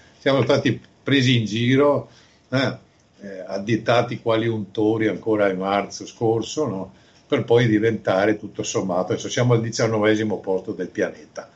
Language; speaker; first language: Italian; native; Italian